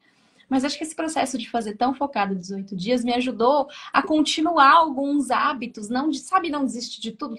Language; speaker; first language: Portuguese; native; Portuguese